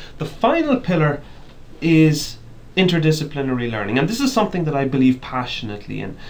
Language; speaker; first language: English; native; English